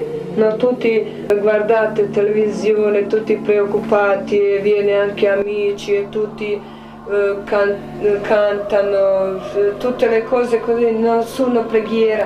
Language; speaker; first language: Italian; non-native, learner; Croatian